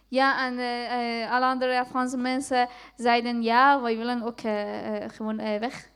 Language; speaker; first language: Dutch; non-native, fluent; Persian